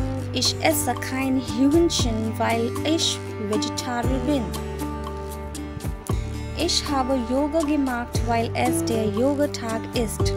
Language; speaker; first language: German; non-native, fluent; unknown